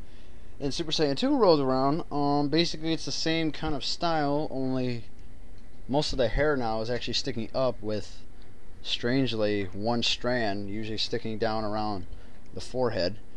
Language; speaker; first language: English; native; English